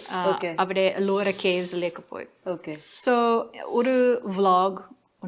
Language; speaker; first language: Malayalam; non-native, learner; English